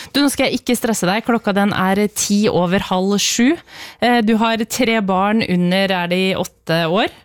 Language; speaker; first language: Norwegian; native; Norwegian